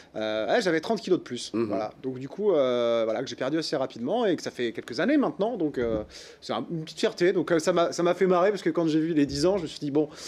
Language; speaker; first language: French; native; French